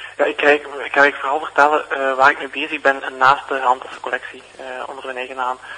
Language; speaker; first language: Dutch; native; Dutch